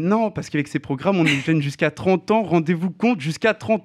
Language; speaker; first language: French; native; French